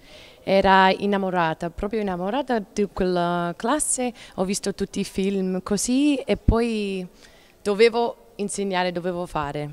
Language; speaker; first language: Italian; non-native, learner; English